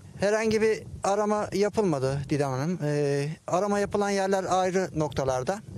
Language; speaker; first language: Turkish; native; Turkish